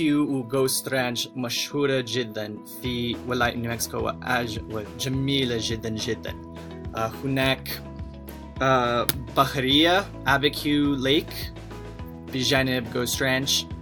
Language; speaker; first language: Arabic; non-native, learner; English